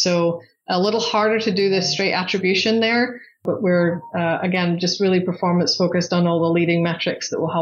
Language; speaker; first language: English; native; English